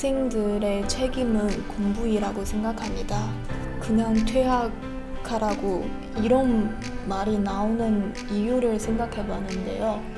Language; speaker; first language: Korean; non-native, learner; Chinese